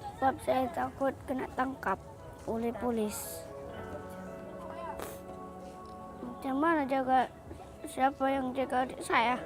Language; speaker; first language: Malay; early bilingual, other home language; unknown